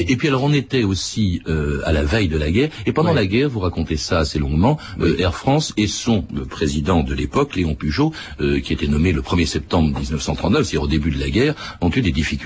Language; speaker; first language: French; native; French